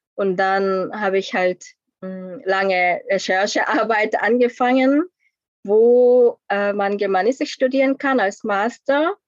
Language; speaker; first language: German; non-native, fluent; Korean